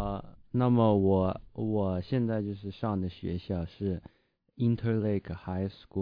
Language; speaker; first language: Chinese; early bilingual, heritage; Chinese